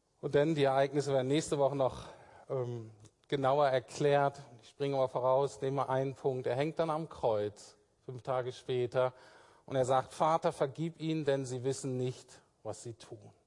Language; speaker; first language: German; native; German